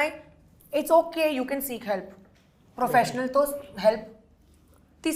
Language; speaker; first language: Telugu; non-native, local second language; Hindi